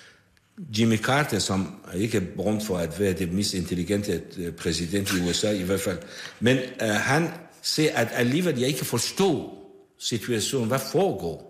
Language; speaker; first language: Danish; non-native, fluent; Persian